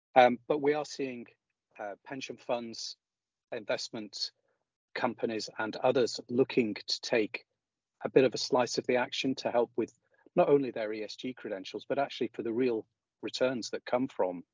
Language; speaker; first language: English; native; English